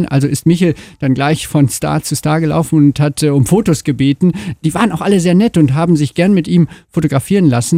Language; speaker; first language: German; native; German